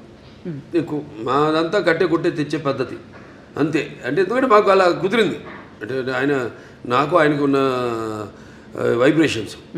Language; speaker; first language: Telugu; native; Telugu